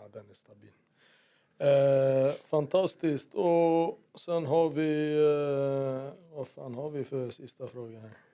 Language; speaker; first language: Swedish; native; Swedish